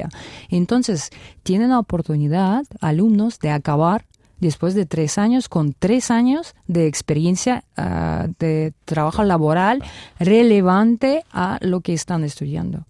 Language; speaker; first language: Spanish; non-native, fluent; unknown